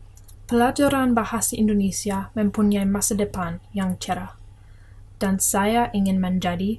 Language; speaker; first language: Indonesian; non-native, learner; English